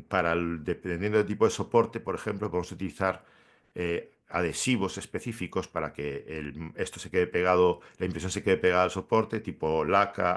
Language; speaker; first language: Spanish; native; Spanish